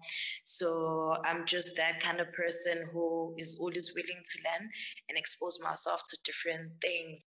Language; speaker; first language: English; non-native, local second language; Zulu